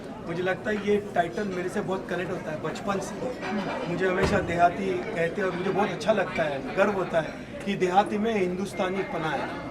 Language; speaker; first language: Hindi; native; Hindi